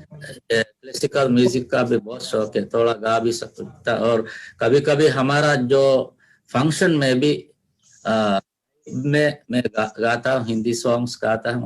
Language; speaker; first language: Hindi; non-native, learner; Divehi